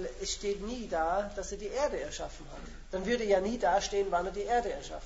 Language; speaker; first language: German; native; German